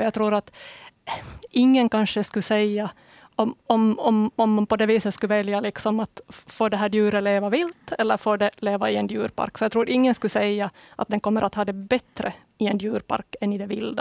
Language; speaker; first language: Swedish; native; Swedish